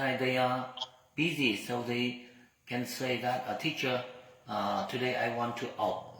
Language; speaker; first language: English; non-native, learner; Vietnamese